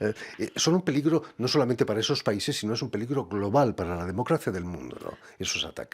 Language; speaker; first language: Spanish; native; Spanish